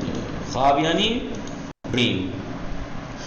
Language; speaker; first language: Persian; non-native, fluent; Urdu